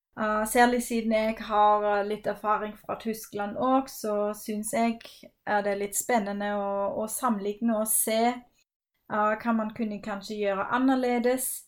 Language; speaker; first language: Norwegian; non-native, fluent; German